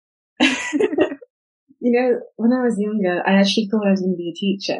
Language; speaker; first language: English; native; English